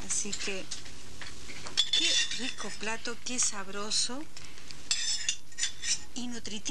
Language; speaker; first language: Spanish; native; Spanish